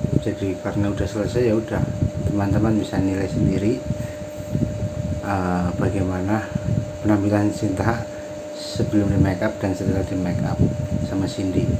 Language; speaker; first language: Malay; non-native, local second language; Javanese